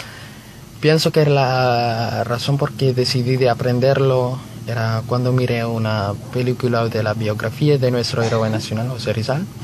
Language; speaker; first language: Spanish; non-native, fluent; Filipino